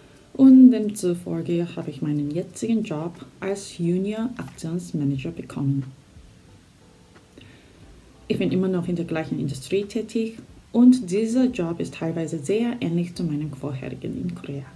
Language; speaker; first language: German; non-native, fluent; Korean